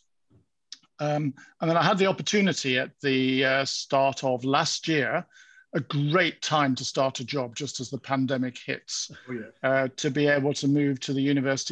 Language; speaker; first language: English; native; English